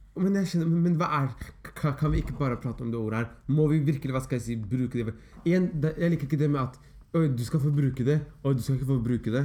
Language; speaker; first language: Norwegian; early bilingual, other home language; Somali